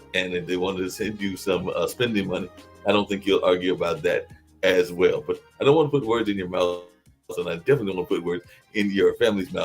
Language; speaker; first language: English; native; English